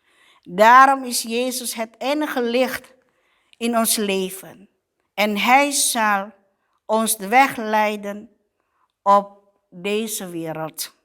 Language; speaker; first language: Dutch; non-native, fluent; Indonesian